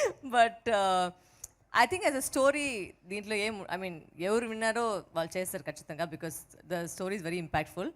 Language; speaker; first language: Telugu; non-native, fluent; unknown